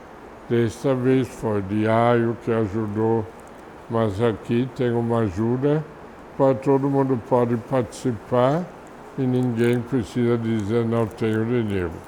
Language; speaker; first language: Portuguese; non-native, fluent; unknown